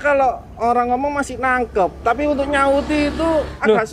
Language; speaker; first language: Indonesian; non-native, local second language; Javanese